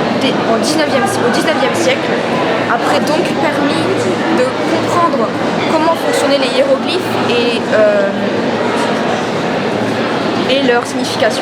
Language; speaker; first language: French; native; French